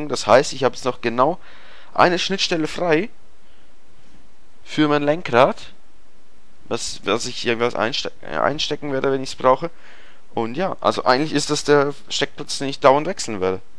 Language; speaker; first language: German; native; German